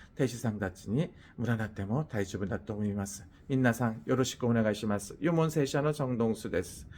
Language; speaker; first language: Japanese; non-native, fluent; Korean